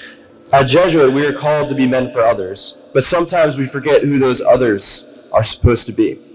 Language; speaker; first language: English; native; English